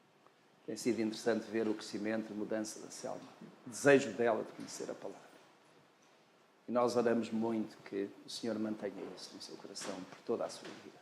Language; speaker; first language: Portuguese; native; Portuguese